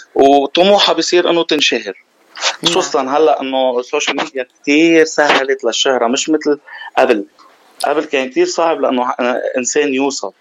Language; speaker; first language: Arabic; native; Arabic